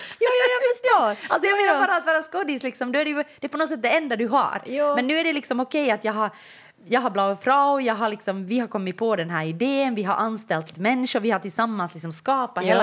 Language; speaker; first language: Swedish; native; Swedish